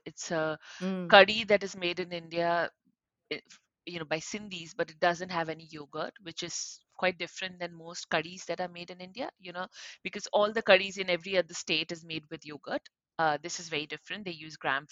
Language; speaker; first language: English; non-native, local second language; Punjabi